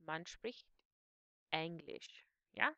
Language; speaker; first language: German; non-native, fluent; English